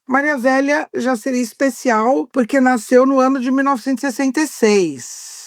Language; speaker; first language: Portuguese; native; Portuguese